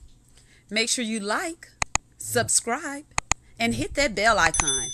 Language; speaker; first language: English; native; English